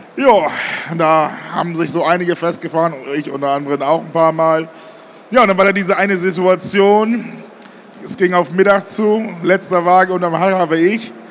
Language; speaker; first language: German; native; German